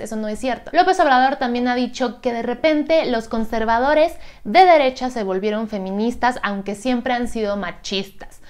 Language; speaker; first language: Spanish; native; Spanish